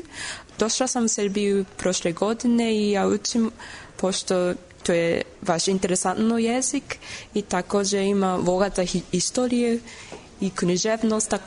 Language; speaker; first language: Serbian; non-native, learner; Japanese